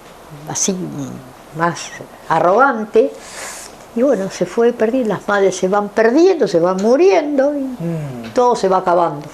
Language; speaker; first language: Spanish; native; Spanish